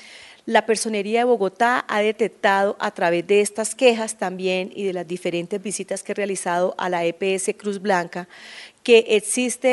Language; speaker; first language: Spanish; native; Spanish